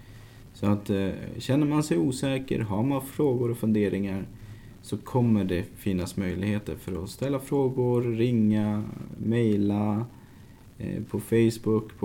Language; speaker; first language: Swedish; native; Swedish